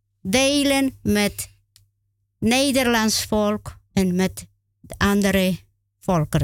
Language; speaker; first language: Dutch; non-native, learner; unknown